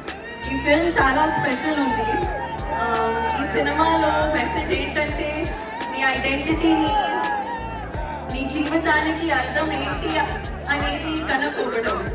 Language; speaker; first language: Telugu; non-native, learner; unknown